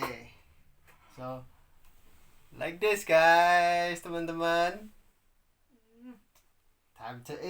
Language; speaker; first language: English; non-native, learner; Indonesian